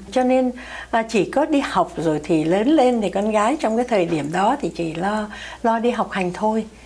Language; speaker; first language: Vietnamese; native; Vietnamese